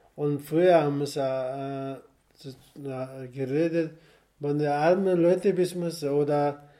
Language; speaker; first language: German; non-native, fluent; Nepali